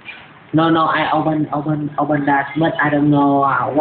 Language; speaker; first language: English; non-native, learner; Vietnamese